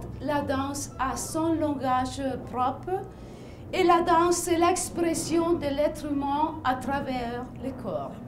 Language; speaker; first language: French; non-native, fluent; Spanish